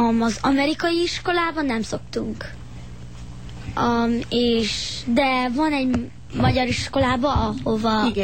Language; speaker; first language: Hungarian; early bilingual, heritage; Hungarian